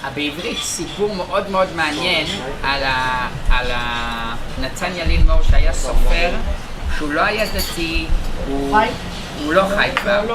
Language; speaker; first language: Hebrew; non-native, fluent; English